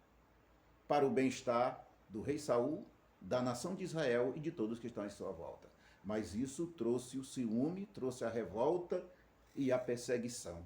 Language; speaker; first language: Portuguese; native; Portuguese